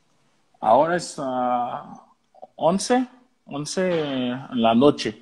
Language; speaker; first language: Spanish; non-native, learner; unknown